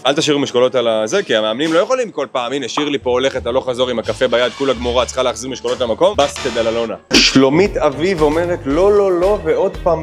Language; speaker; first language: Hebrew; native; Hebrew